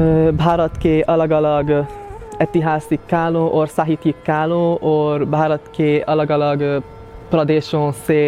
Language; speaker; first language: Hindi; non-native, fluent; Hungarian